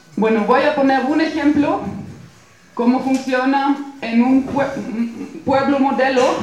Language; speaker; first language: Spanish; non-native, fluent; German